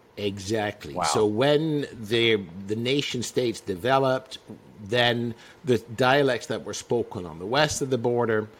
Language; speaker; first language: English; non-native, fluent; Dutch